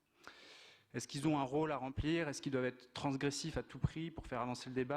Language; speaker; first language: French; native; French